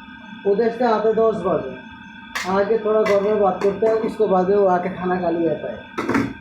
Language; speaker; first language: Hindi; non-native, learner; Bangla